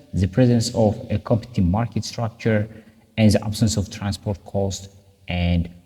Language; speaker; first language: English; non-native, local second language; Amharic